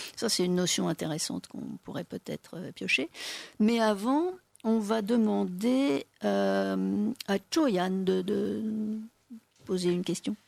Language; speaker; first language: French; native; French